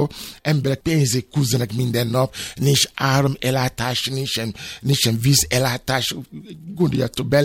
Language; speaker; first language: Hungarian; non-native, fluent; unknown